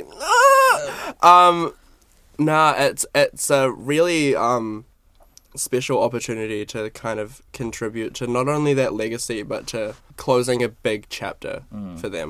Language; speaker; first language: English; native; English